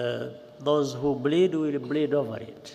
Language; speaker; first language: English; non-native, local second language; Kinyarwanda